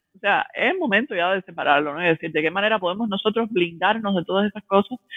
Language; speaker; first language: Spanish; native; Spanish